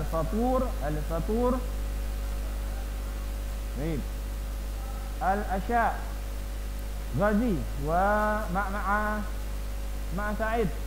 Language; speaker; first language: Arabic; non-native, fluent; Indonesian